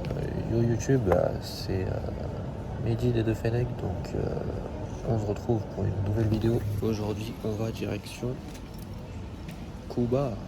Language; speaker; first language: French; native; French